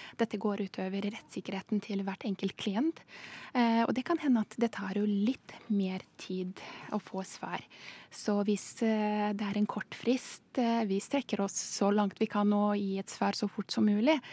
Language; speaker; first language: Norwegian; non-native, fluent; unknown